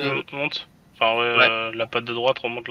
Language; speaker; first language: French; native; French